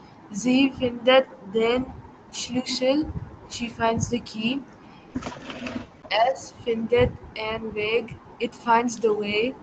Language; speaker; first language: German; non-native, learner; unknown